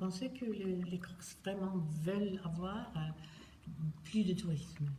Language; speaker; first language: French; non-native, fluent; Swedish